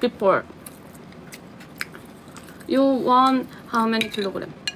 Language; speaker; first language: English; non-native, learner; Korean